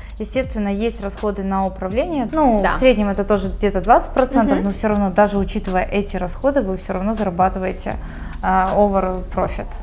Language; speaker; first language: Russian; native; Russian